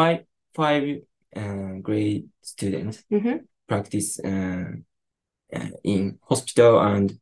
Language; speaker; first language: English; non-native, learner; Japanese